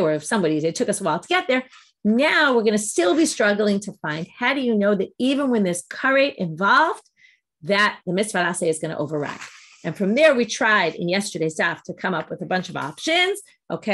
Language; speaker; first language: English; native; English